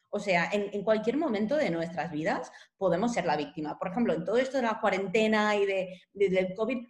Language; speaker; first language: Spanish; non-native, fluent; English